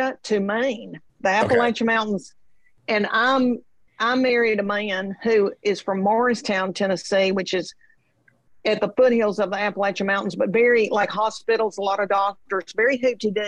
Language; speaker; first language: English; native; English